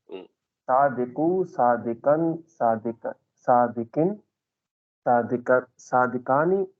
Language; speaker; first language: Arabic; non-native, learner; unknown